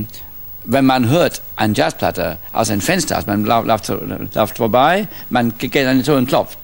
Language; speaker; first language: German; non-native, fluent; English